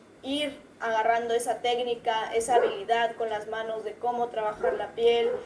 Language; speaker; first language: Spanish; native; Spanish